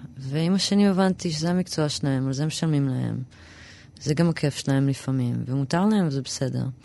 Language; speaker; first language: Hebrew; early bilingual, other home language; English